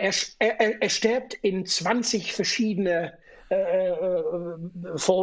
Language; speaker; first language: German; non-native, fluent; English